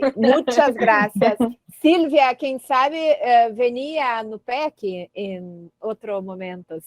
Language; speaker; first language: Spanish; non-native, learner; Portuguese